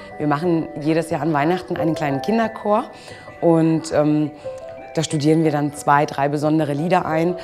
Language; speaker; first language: German; early bilingual, other home language; Italian